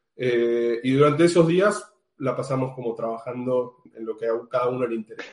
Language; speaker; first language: Spanish; native; Spanish